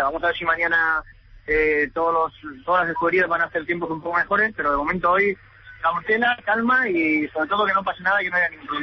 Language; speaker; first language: Spanish; non-native, learner; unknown